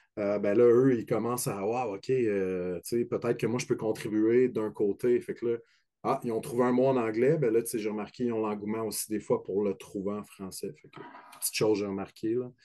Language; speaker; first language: French; native; French